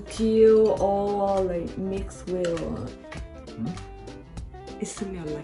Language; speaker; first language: English; non-native, learner; Thai